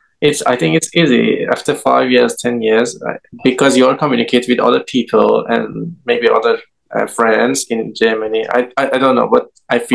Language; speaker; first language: English; non-native, learner; Persian